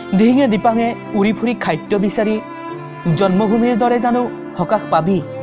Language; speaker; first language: Assamese; non-native, local second language; Karbi